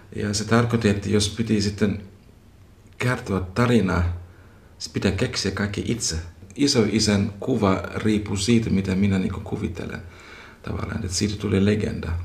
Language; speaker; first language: Finnish; non-native, fluent; German